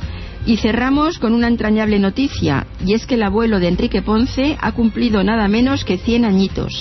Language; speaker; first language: Spanish; native; Spanish